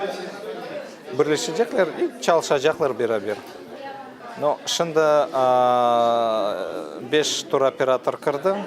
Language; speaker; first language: Turkish; non-native, learner; Tatar